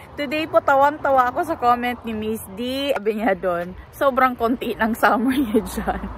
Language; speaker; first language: Filipino; non-native, local second language; Cebuano